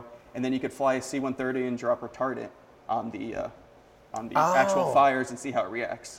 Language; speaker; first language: English; native; English